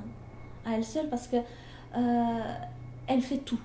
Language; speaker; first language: French; early bilingual, other home language; Turkish